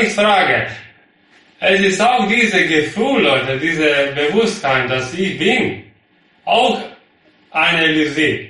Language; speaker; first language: German; non-native, learner; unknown